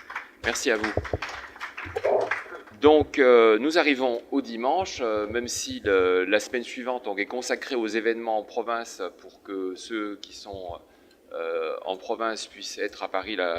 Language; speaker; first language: French; native; French